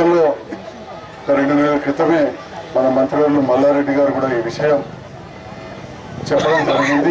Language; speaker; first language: Telugu; native; Telugu